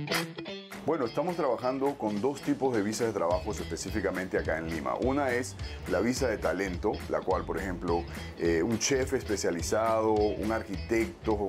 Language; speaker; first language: Spanish; native; Spanish